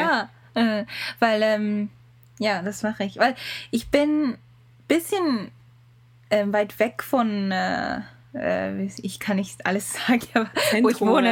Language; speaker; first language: German; non-native, learner; Japanese